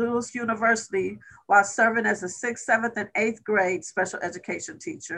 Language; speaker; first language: English; native; English